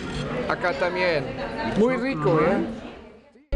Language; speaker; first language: Spanish; non-native, fluent; German